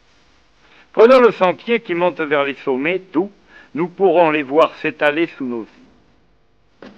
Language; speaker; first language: French; native; French